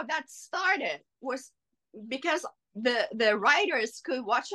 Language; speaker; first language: English; non-native, local second language; Afrikaans